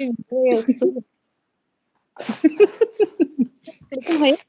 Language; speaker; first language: Arabic; native; Arabic